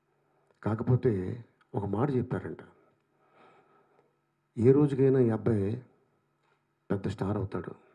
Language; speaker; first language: Telugu; native; Telugu